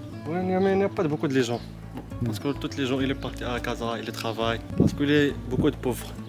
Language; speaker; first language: French; non-native, learner; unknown